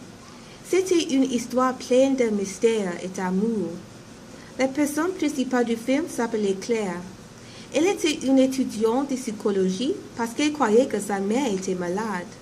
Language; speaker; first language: French; non-native, learner; English